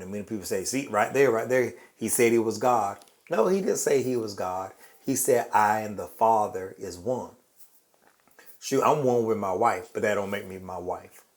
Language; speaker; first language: English; native; English